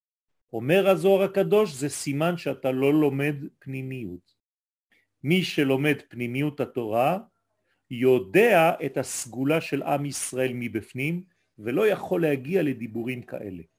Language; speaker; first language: Hebrew; non-native, fluent; French